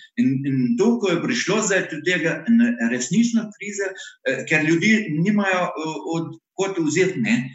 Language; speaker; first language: Slovenian; non-native, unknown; Arabic